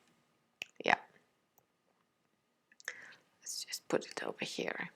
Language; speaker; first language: English; non-native, fluent; Danish